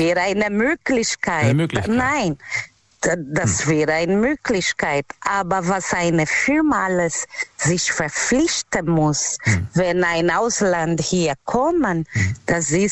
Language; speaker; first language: German; non-native, learner; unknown